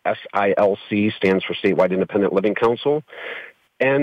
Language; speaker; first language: English; native; English